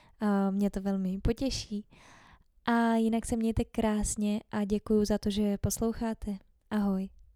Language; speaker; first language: Czech; native; Czech